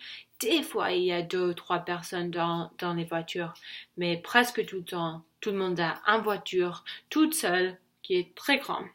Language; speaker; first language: French; non-native, learner; English